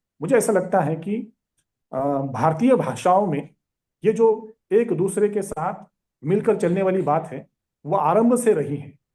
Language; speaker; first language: Hindi; non-native, local second language; Marathi